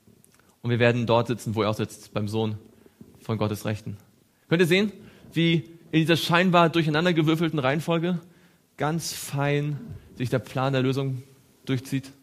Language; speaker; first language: German; native; German